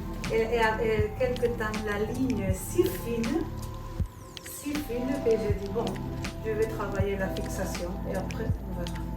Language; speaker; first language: French; non-native, fluent; Spanish